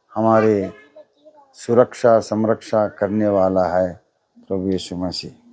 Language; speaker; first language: Hindi; non-native, local second language; Telugu